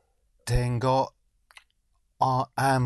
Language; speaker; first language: Spanish; non-native, learner; English